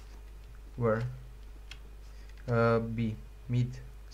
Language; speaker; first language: English; non-native, learner; Romanian